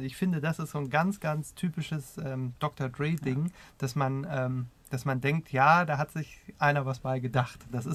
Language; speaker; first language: German; native; German